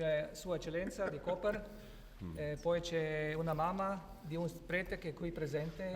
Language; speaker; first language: Italian; non-native, fluent; Slovenian